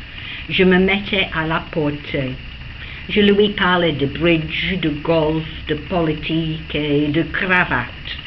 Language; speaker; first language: French; non-native, fluent; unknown